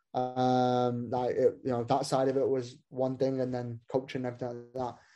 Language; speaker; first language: English; native; English